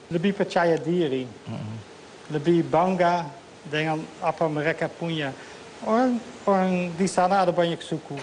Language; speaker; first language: Indonesian; non-native, fluent; Dutch